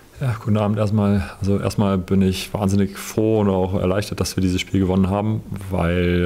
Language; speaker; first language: German; native; German